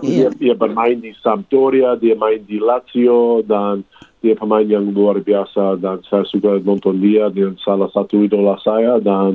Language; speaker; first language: Indonesian; non-native, fluent; English